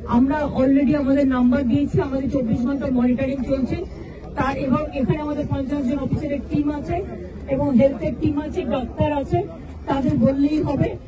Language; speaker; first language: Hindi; non-native, local second language; Bangla